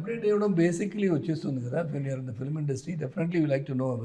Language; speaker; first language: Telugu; non-native, fluent; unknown